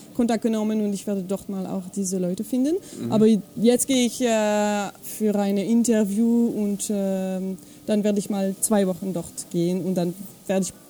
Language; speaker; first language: German; non-native, fluent; French